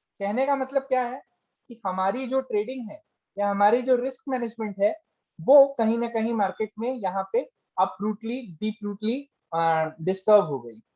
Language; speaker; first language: Hindi; native; Hindi